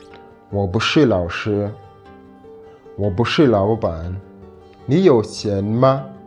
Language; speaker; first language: Chinese; non-native, fluent; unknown